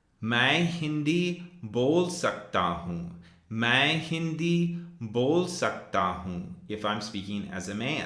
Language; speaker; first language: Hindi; non-native, fluent; English